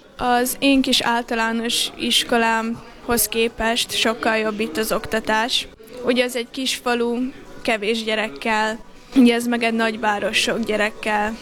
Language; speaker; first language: Hungarian; native; Hungarian